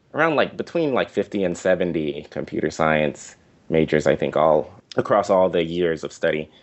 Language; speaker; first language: English; native; English